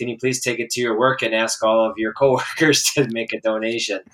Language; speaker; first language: English; native; English